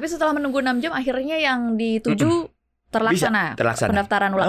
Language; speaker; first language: Indonesian; native; Indonesian